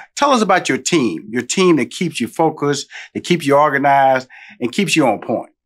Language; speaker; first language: English; native; English